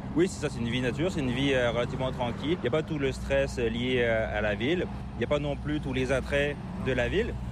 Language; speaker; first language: French; native; French